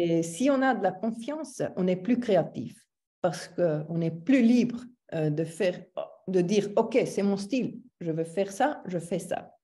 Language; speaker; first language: French; non-native, local second language; German